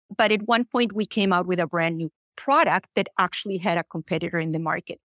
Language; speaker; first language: English; non-native, fluent; Spanish